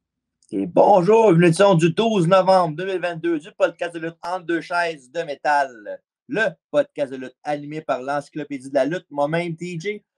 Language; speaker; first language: French; native; French